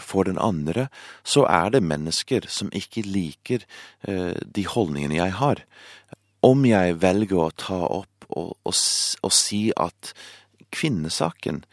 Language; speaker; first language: Norwegian; non-native, fluent; English